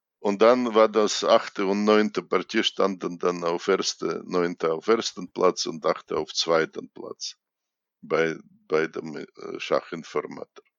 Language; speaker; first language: German; non-native, fluent; Russian